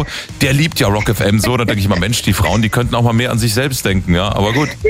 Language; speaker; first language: German; native; German